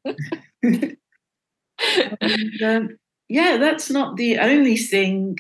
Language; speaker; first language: English; non-native, fluent; Dutch